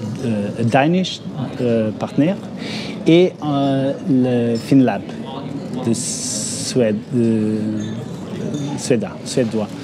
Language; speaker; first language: French; non-native, fluent; Portuguese